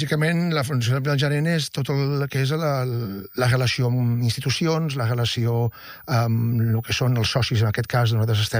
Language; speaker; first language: Catalan; native; Catalan